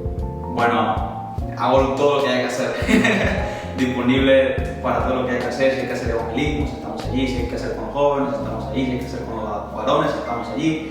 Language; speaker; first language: Spanish; native; Spanish